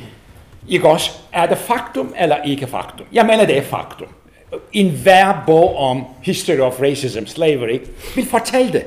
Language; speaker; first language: Danish; non-native, fluent; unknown